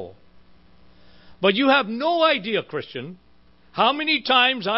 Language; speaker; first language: English; native; English